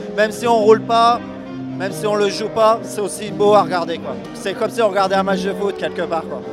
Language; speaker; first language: French; native; French